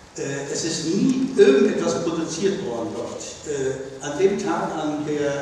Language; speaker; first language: German; native; German